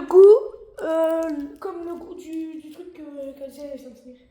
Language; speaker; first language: French; native; French